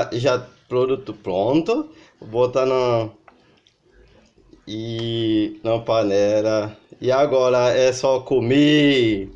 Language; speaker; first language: Portuguese; non-native, learner; Haitian Creole